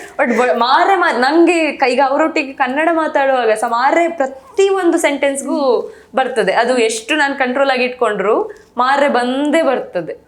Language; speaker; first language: Kannada; native; Kannada